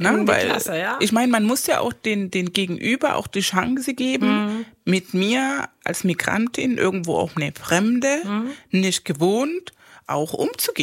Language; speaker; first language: German; non-native, fluent; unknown